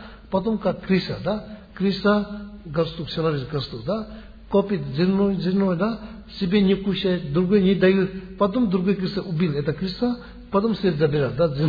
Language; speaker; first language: Russian; non-native, learner; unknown